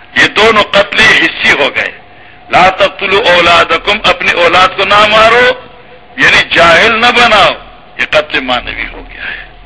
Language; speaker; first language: Urdu; non-native, local second language; Pashto